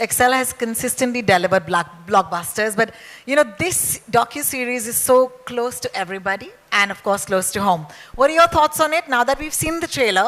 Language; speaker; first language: English; non-native, local second language; Hindi